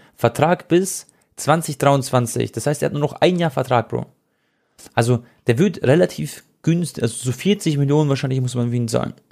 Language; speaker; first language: German; early bilingual, other home language; Croatian